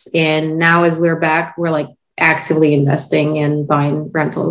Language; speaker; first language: English; non-native, fluent; Russian